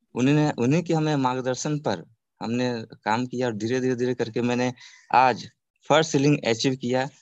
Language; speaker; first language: Hindi; native; Hindi